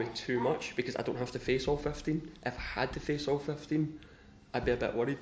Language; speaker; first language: English; native; English